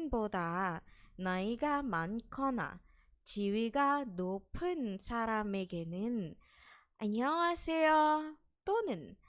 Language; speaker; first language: Korean; non-native, fluent; Indonesian